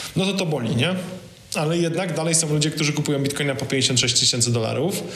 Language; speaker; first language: Polish; native; Polish